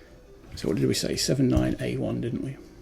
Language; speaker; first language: English; native; English